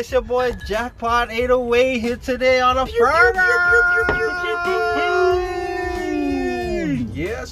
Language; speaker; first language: English; native; English